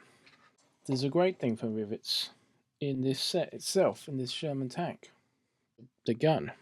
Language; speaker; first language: English; native; English